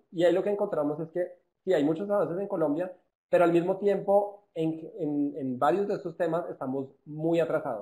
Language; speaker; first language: Spanish; native; Spanish